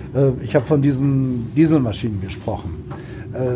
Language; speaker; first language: German; native; German